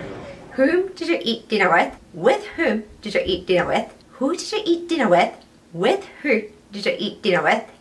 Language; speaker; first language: English; non-native, fluent; Japanese